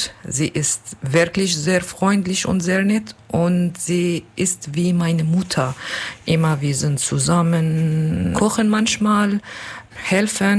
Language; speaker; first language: German; non-native, learner; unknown